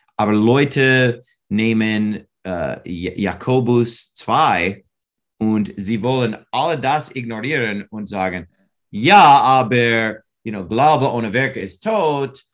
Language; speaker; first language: German; non-native, learner; English